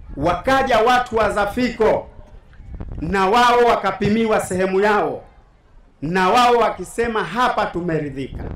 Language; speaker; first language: Swahili; native; Swahili